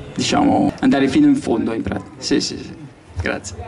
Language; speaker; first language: Italian; non-native, fluent; French